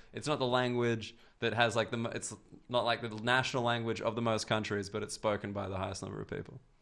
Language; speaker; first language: English; native; English